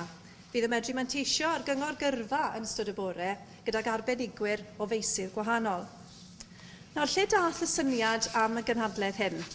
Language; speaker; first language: Welsh; native; Welsh